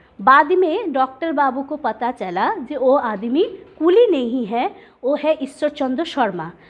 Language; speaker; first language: Hindi; non-native, local second language; Bangla